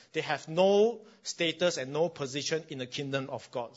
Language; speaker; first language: English; non-native, local second language; Chinese